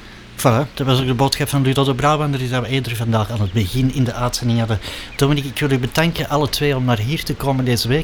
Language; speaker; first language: Dutch; native; Dutch